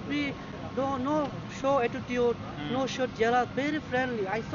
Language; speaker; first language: English; non-native, learner; Bangla